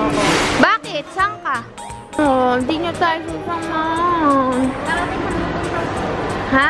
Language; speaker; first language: Filipino; native; Filipino